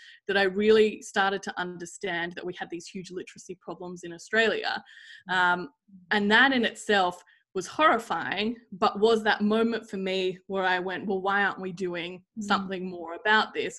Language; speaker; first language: English; native; English